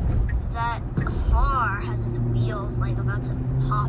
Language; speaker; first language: English; native; English